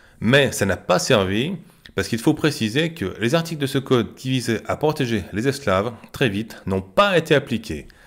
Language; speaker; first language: French; native; French